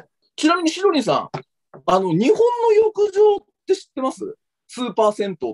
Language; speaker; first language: Japanese; native; Japanese